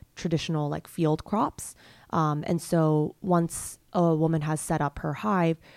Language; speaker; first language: English; non-native, local second language; Cantonese